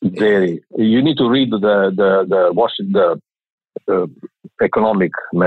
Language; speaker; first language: English; non-native, fluent; Italian